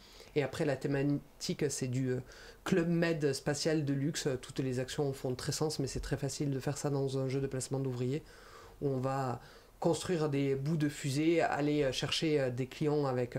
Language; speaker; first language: French; native; French